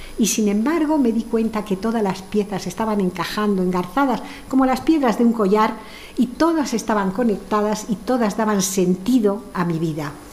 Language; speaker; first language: Spanish; early bilingual, other home language; French